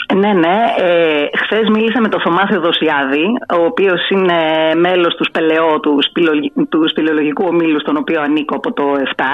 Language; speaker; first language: Greek; native; Greek